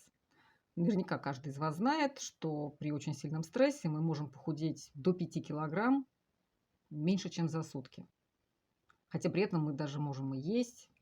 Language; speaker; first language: Russian; native; Russian